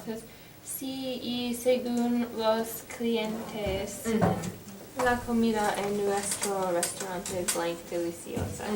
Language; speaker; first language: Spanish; non-native, learner; English